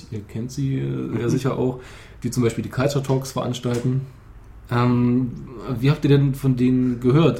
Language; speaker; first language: German; native; German